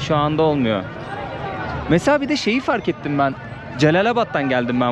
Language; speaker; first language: Turkish; native; Turkish